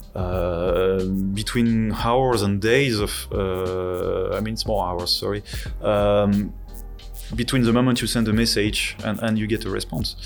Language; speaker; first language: English; non-native, fluent; French